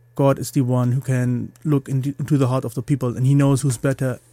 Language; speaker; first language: English; non-native, fluent; German